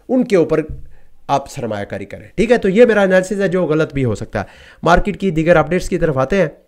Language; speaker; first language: Urdu; native; Urdu